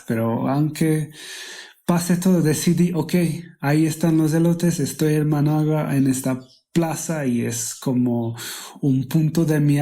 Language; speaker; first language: Spanish; non-native, fluent; Hungarian